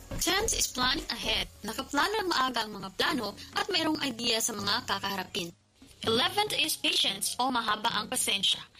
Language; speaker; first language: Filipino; non-native, local second language; Hiligaynon